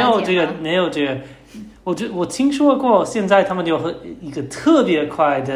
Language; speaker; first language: Chinese; non-native, learner; English